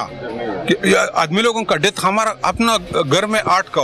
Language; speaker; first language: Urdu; non-native, local second language; Pashto